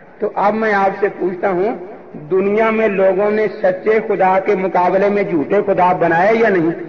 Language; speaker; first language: Urdu; non-native, local second language; Punjabi